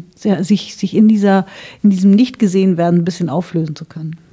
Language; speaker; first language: German; native; German